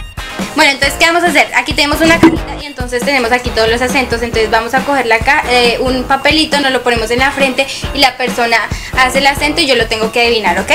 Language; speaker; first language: Spanish; native; Spanish